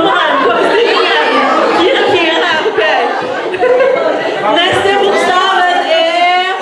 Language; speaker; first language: Norwegian; non-native, fluent; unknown